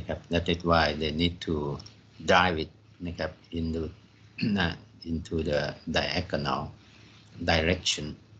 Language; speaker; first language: English; non-native, fluent; Thai